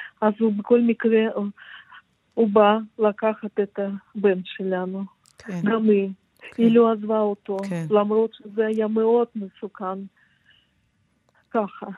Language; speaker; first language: Hebrew; non-native, fluent; Russian